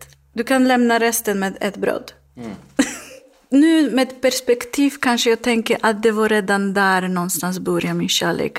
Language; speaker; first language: Swedish; non-native, learner; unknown